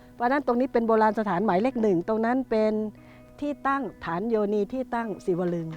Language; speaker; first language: Thai; native; Thai